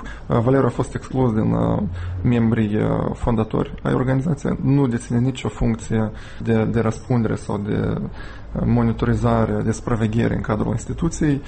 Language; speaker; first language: Romanian; native; Romanian